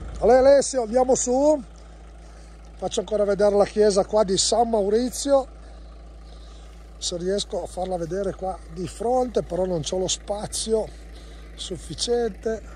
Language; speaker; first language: Italian; native; Italian